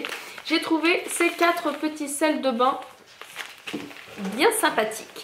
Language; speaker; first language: French; native; French